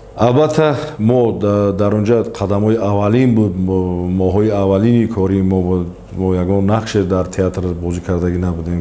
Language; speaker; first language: Tajik; native; Tajik